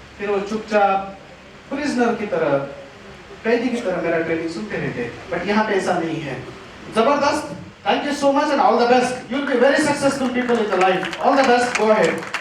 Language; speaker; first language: Hindi; non-native, local second language; Marathi